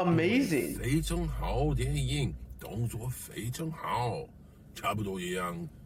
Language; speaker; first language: Chinese; non-native, learner; English